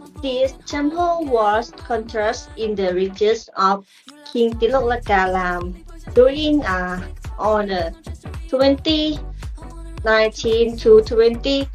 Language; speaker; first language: English; non-native, learner; Thai